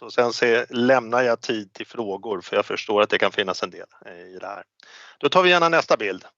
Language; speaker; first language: Swedish; native; Swedish